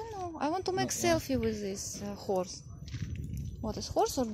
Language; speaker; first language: English; non-native, learner; Russian